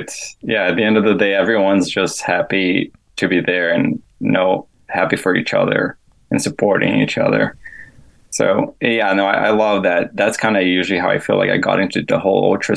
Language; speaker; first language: English; non-native, fluent; Portuguese